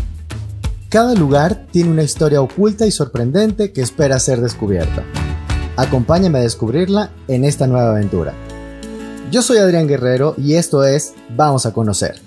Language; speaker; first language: Spanish; native; Spanish